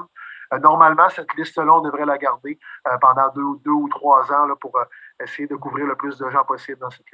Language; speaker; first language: French; native; French